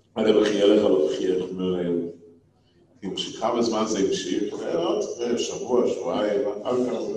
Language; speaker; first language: Hebrew; non-native, fluent; English